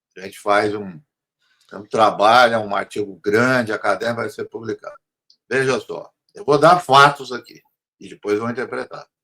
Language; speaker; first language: Portuguese; native; Portuguese